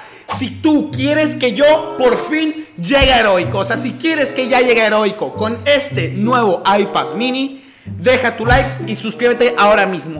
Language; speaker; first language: Spanish; native; Spanish